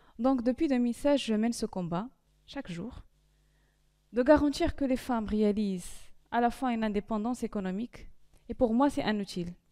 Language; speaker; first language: French; non-native, local second language; Arabic